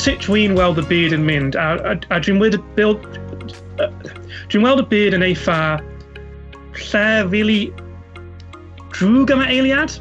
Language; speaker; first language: Welsh; non-native, local second language; English